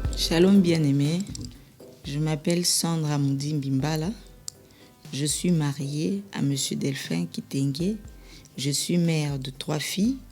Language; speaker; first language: French; non-native, local second language; Lingala